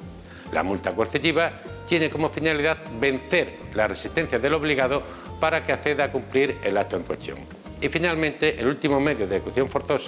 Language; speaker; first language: Spanish; native; Spanish